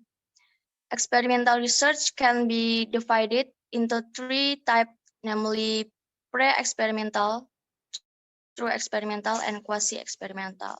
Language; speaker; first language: English; non-native, learner; Indonesian